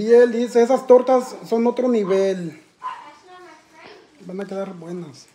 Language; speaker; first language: Spanish; native; Spanish